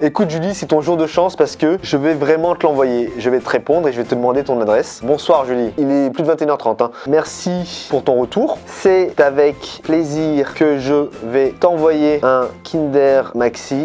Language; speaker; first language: French; native; French